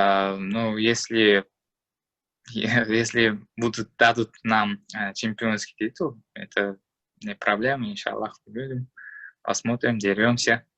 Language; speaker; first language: Russian; non-native, learner; Uzbek